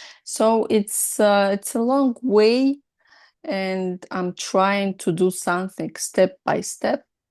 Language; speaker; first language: English; non-native, learner; Russian